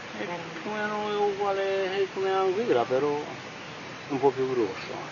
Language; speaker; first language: Italian; non-native, learner; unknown